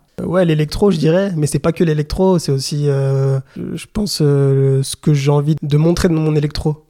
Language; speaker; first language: French; early bilingual, other home language; Lingala